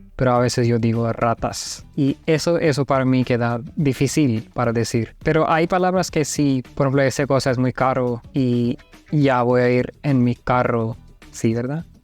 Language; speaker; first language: Spanish; non-native, learner; Hindi